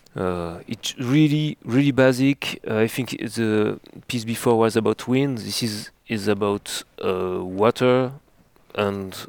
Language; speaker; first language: English; non-native, learner; French